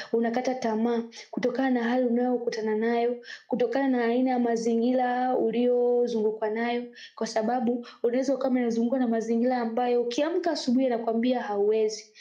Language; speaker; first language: Swahili; native; Swahili